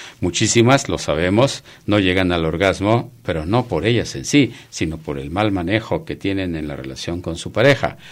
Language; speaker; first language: Spanish; native; Spanish